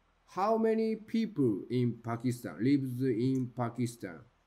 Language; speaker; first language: English; non-native, learner; Japanese